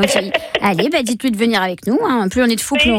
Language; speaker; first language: French; native; French